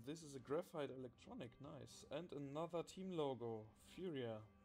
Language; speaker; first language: English; non-native, fluent; German